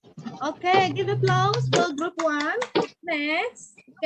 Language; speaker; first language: English; non-native, learner; Indonesian